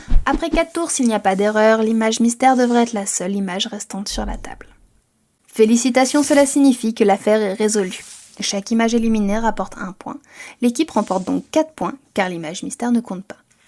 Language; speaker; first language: French; native; French